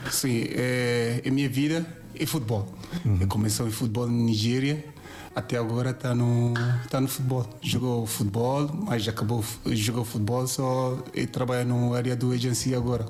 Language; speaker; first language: Portuguese; non-native, learner; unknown